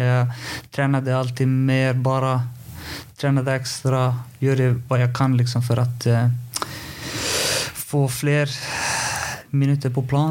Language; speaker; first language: Swedish; non-native, fluent; Icelandic